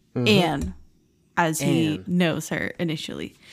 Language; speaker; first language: English; native; English